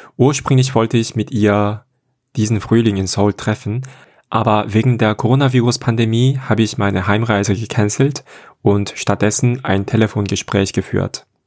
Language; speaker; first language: German; non-native, fluent; Korean